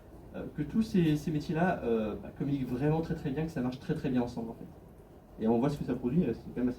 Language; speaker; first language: French; native; French